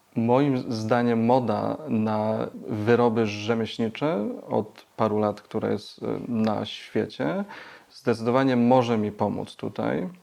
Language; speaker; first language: Polish; native; Polish